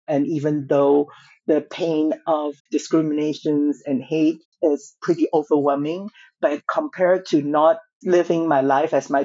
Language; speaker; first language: English; non-native, local second language; Cantonese